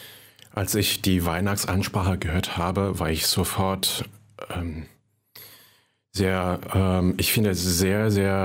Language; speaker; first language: German; non-native, fluent; Cantonese